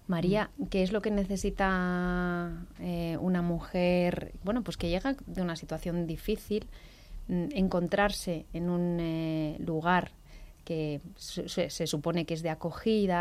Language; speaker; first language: Spanish; native; Spanish